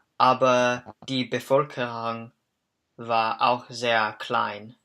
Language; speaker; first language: German; non-native, learner; English